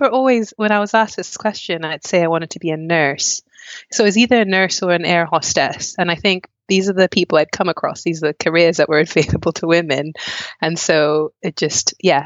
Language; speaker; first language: English; non-native, local second language; Nyanja